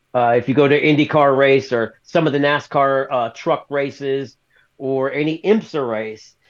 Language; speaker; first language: English; native; English